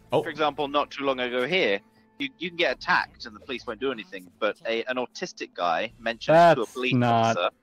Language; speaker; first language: English; native; English